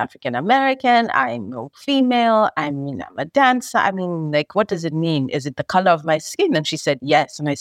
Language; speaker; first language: English; native; English